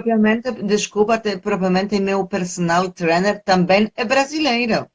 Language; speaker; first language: Portuguese; non-native, fluent; Polish